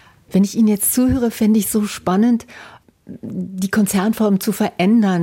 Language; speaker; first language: German; native; German